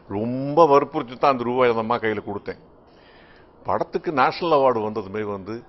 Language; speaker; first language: Tamil; native; Tamil